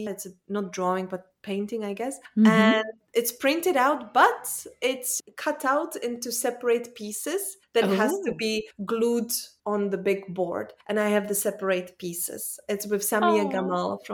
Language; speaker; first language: English; non-native, fluent; Czech